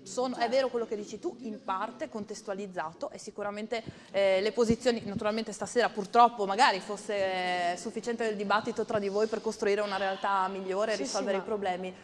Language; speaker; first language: Italian; native; Italian